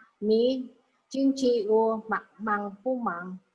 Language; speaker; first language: Chinese; non-native, learner; Indonesian